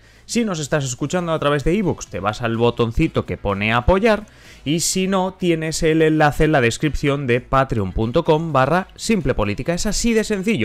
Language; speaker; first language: Spanish; native; Spanish